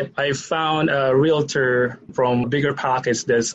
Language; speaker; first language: English; non-native, local second language; Filipino